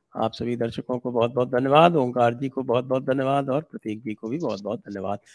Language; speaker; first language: Hindi; native; Hindi